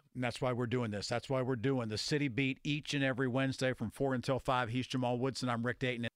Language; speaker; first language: English; native; English